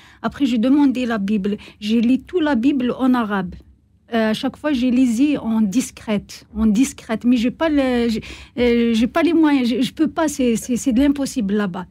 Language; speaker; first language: French; non-native, learner; Kabyle